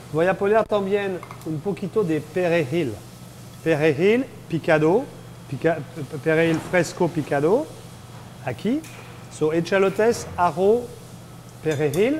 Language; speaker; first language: Spanish; non-native, fluent; French